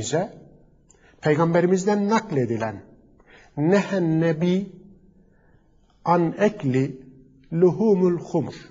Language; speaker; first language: Turkish; native; Turkish